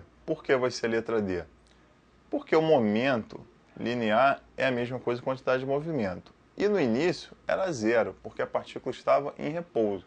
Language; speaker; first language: Portuguese; native; Portuguese